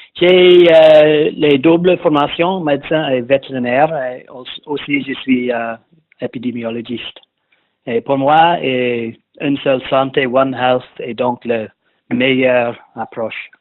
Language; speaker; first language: French; non-native, fluent; English